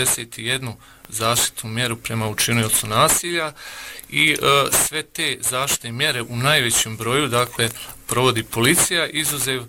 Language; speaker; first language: Bosnian; native; Bosnian